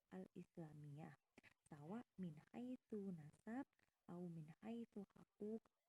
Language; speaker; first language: Arabic; non-native, learner; Indonesian